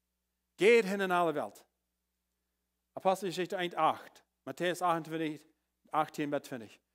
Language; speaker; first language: German; non-native, learner; Plautdietsch